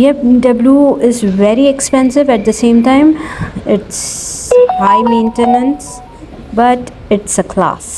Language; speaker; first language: English; non-native, fluent; Hindi